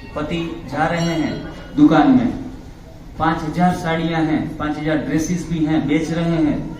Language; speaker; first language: Hindi; non-native, local second language; Gujarati